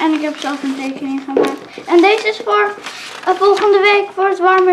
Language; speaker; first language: Dutch; early bilingual, other home language; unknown